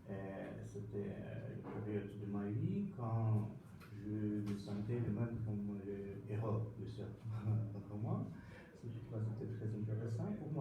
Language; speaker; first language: French; non-native, fluent; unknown